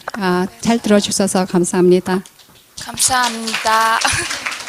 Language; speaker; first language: Korean; non-native, fluent; Mongolian